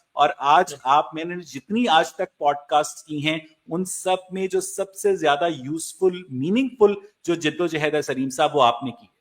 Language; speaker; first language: Urdu; native; Urdu